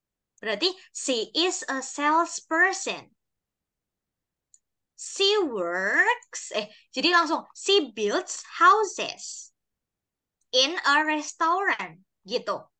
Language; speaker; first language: English; non-native, fluent; Indonesian